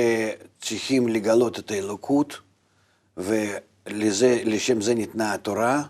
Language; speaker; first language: Hebrew; non-native, fluent; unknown